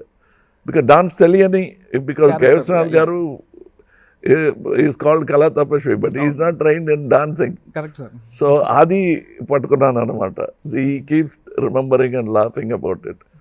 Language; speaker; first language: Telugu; non-native, local second language; Tamil